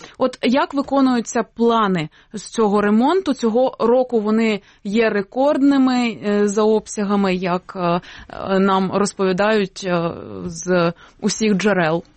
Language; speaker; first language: Ukrainian; native; Ukrainian